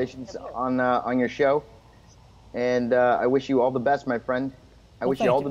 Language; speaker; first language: English; native; English